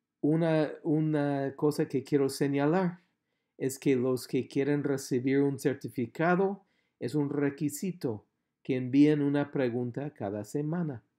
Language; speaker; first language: Spanish; non-native, fluent; English